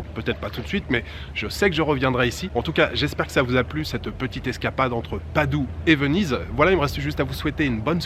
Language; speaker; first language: French; native; French